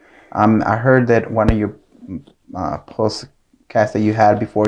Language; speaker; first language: English; non-native, fluent; Spanish